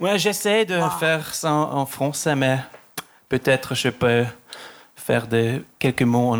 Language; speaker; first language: French; non-native, local second language; German